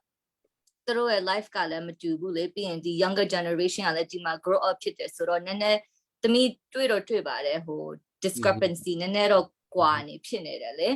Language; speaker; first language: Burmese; non-native, local second language; Hakha Chin